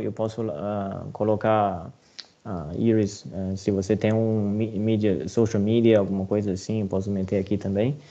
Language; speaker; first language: Portuguese; non-native, fluent; Chinese